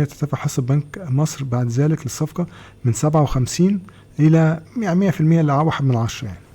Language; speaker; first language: Arabic; native; Arabic